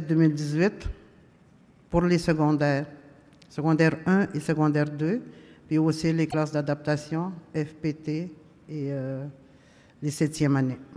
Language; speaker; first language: French; non-native, local second language; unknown